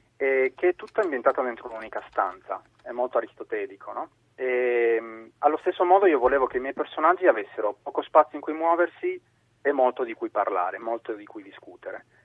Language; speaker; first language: Italian; non-native, fluent; Spanish